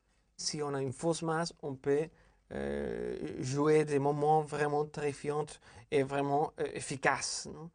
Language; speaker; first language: French; non-native, fluent; Spanish